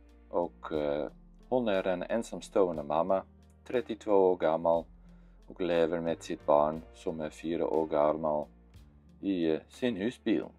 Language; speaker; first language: Swedish; non-native, fluent; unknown